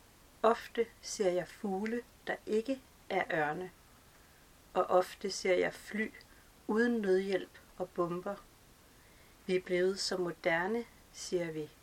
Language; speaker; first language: Danish; native; Danish